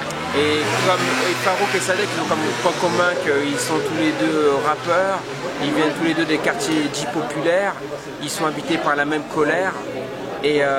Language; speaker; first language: French; native; French